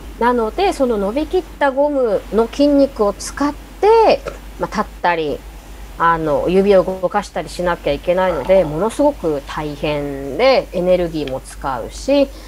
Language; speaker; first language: Japanese; native; Japanese